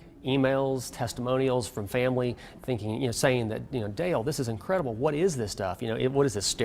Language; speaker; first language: English; native; English